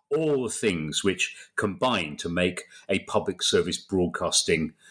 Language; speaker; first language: English; native; English